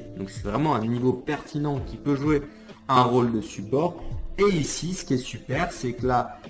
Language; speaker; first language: French; native; French